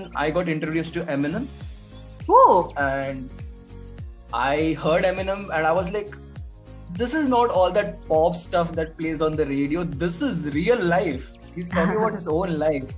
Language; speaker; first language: English; non-native, local second language; Hindi